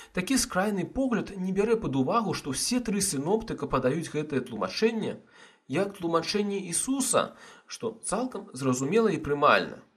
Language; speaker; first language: Belarusian; non-native, local second language; Russian